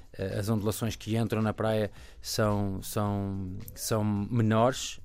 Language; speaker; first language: Portuguese; native; Portuguese